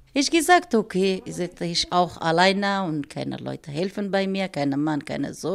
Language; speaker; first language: German; non-native, learner; Arabic